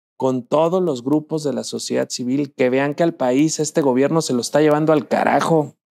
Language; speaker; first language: Spanish; native; Spanish